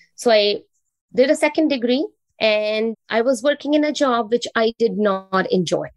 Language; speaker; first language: English; non-native, local second language; Hindi